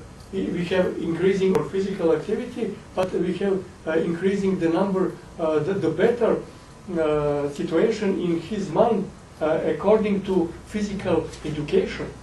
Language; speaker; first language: English; non-native, fluent; Serbian